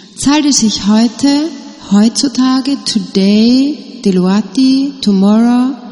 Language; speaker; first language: German; native; German